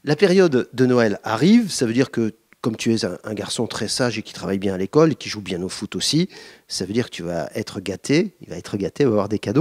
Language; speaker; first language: French; native; French